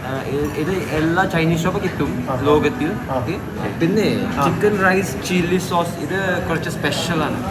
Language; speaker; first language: Malayalam; early bilingual, heritage; Malayalam